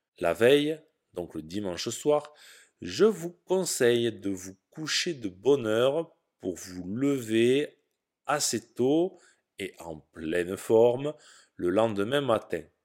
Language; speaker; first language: French; native; French